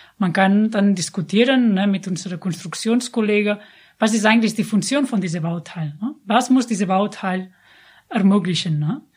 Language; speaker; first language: German; non-native, fluent; Catalan